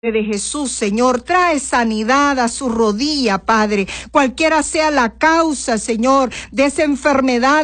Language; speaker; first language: Spanish; native; Spanish